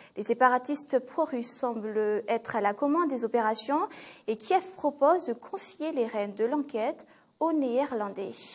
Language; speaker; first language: French; non-native, local second language; Malagasy